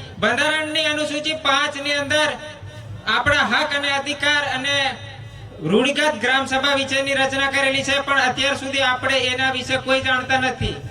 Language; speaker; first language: Gujarati; non-native, local second language; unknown